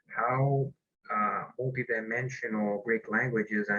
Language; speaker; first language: English; non-native, fluent; Greek